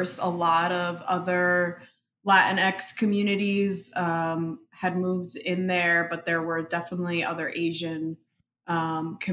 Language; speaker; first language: English; early bilingual, other home language; Spanish